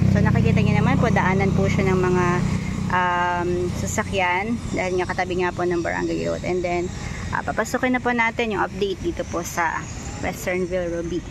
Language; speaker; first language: Filipino; native; Filipino